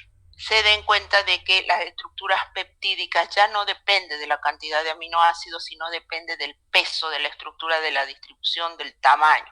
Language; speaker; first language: Spanish; native; Spanish